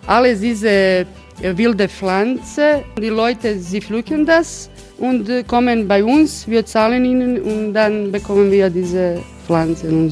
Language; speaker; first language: German; non-native, local second language; Croatian